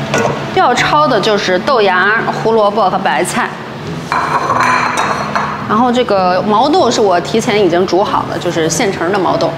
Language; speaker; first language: Chinese; native; Chinese